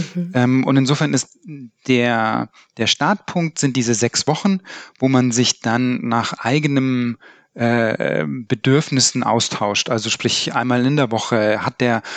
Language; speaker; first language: German; native; German